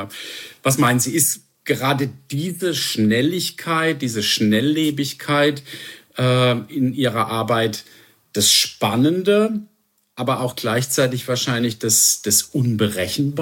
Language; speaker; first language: German; native; German